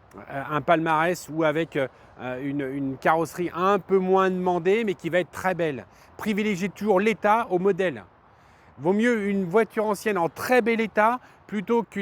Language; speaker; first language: French; native; French